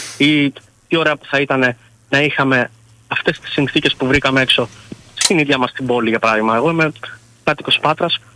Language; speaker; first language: Greek; native; Greek